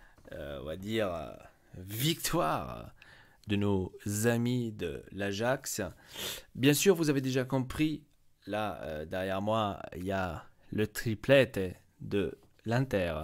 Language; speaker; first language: French; native; French